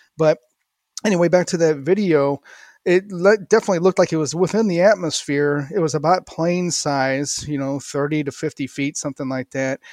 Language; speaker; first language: English; native; English